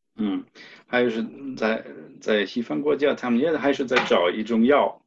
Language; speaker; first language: Chinese; non-native, fluent; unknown